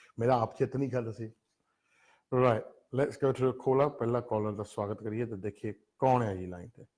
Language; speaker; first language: Punjabi; early bilingual, heritage; Punjabi